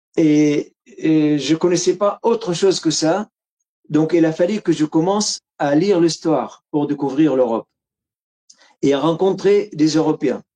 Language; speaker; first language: French; non-native, fluent; Arabic